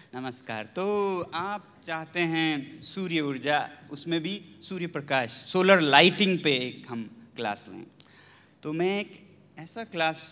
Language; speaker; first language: Hindi; non-native, local second language; Ladakhi